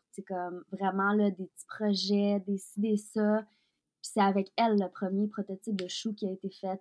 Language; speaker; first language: French; early bilingual, other home language; Russian